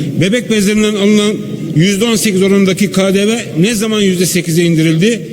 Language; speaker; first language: Turkish; native; Turkish